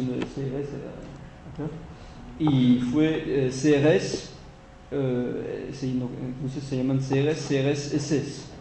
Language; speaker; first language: Spanish; non-native, fluent; French